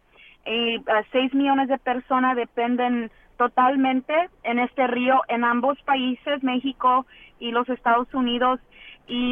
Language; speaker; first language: Spanish; early bilingual, heritage; Spanish